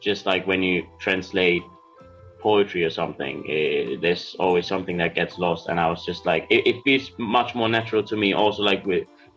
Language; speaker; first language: English; non-native, fluent; German